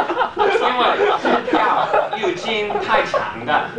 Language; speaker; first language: Chinese; non-native, learner; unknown